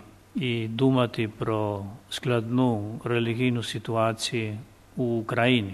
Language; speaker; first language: Ukrainian; non-native, fluent; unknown